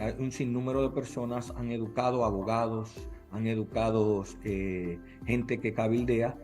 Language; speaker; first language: Spanish; early bilingual, heritage; English